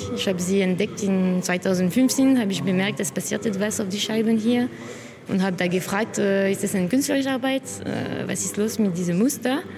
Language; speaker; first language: German; non-native, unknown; French